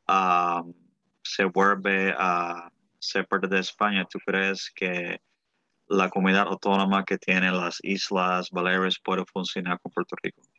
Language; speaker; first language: Spanish; early bilingual, heritage; Spanish